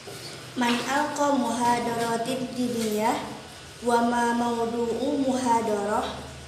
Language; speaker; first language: Arabic; non-native, learner; Indonesian